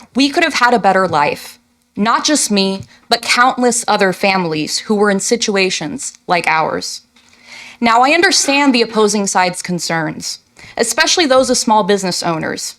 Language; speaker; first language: English; native; English